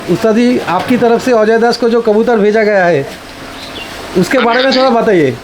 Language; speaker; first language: Hindi; non-native, local second language; Bangla